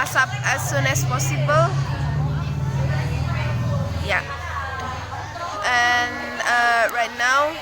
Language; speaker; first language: English; non-native, learner; Indonesian